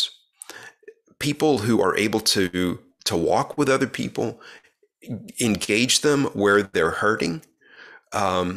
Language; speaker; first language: English; native; English